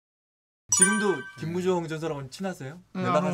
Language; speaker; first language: Korean; native; Korean